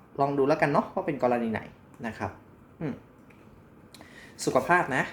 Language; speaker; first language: Thai; native; Thai